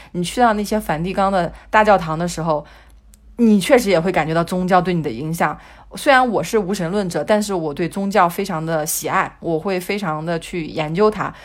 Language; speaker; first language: Chinese; native; Chinese